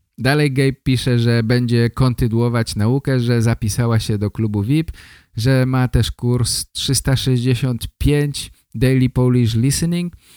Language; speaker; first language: Polish; native; Polish